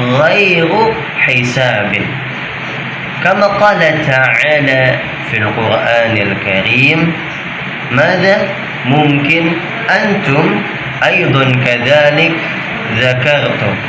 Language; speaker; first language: Arabic; non-native, fluent; Indonesian